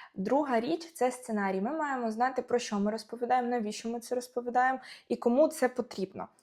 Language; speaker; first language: Ukrainian; non-native, local second language; Russian